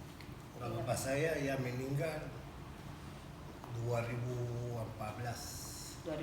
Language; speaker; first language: Indonesian; non-native, fluent; Spanish